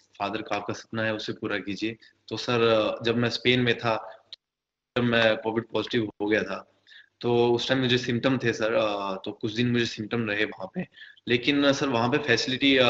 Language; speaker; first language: Hindi; native; Hindi